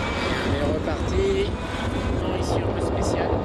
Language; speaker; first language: French; native; French